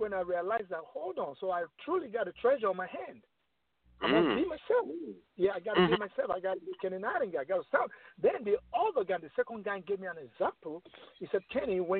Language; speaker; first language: English; non-native, local second language; Yoruba